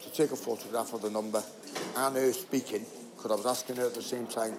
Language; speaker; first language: English; native; English